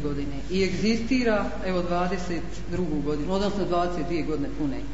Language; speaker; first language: Croatian; native; Croatian